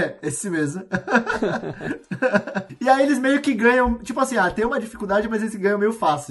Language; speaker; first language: Portuguese; native; Portuguese